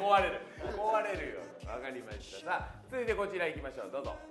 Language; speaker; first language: Japanese; native; Japanese